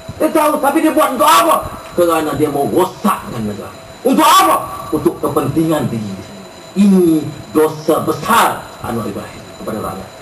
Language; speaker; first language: Malay; native; Malay